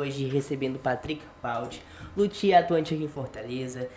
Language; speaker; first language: Portuguese; native; Portuguese